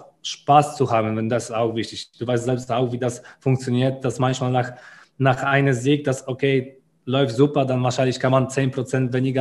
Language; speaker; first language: German; non-native, learner; Polish